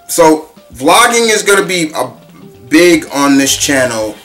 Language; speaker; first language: English; native; English